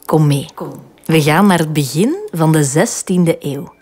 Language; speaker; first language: Dutch; native; Dutch